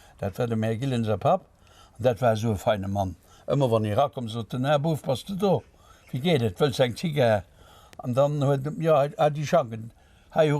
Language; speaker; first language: Luxembourgish; native; Luxembourgish